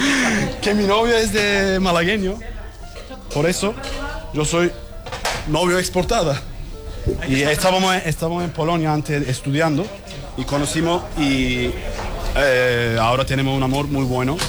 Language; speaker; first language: Spanish; non-native, learner; Turkish